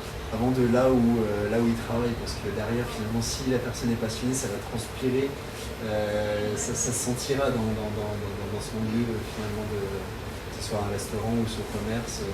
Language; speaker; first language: French; native; French